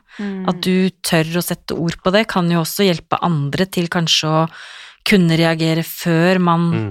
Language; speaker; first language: Norwegian; native; Norwegian